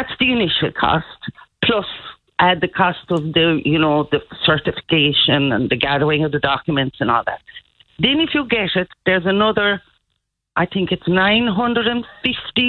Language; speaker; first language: English; non-native, fluent; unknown